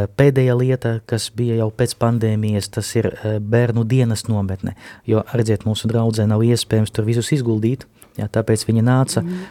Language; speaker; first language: Latvian; non-native, local second language; Russian